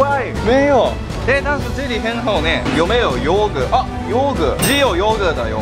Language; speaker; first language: Chinese; non-native, fluent; Japanese